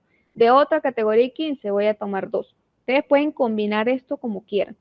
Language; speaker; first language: Spanish; native; Spanish